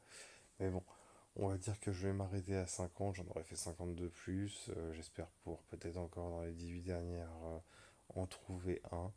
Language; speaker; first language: French; native; French